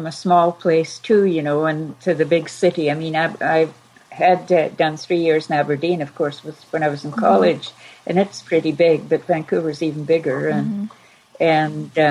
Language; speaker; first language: English; native; English